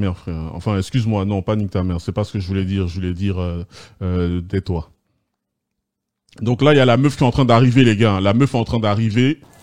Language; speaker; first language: French; native; French